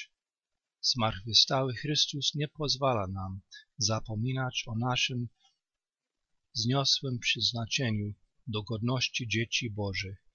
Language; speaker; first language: Polish; native; Polish